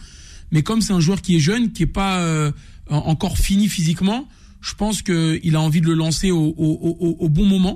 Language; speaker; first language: French; native; French